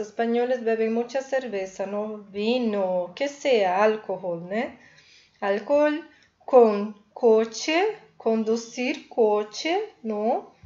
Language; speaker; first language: Spanish; non-native, fluent; Portuguese